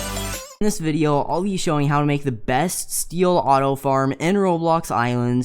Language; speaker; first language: English; native; English